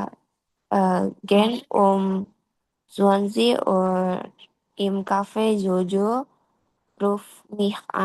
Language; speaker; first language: German; non-native, learner; Indonesian